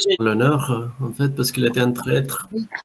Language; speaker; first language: French; non-native, fluent; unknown